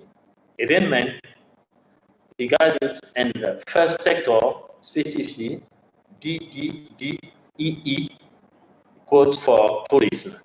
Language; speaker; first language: English; non-native, learner; French